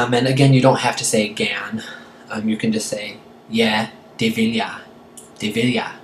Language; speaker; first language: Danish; non-native, learner; English